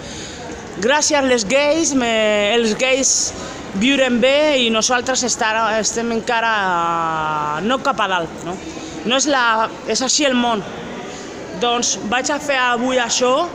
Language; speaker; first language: Catalan; non-native, local second language; Spanish